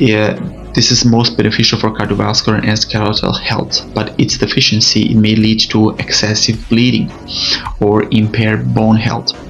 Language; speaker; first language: English; non-native, fluent; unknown